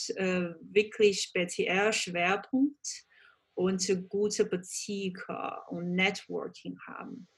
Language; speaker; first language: German; non-native, fluent; Chinese